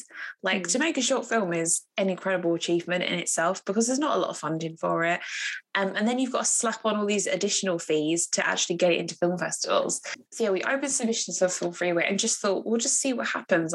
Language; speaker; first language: English; native; English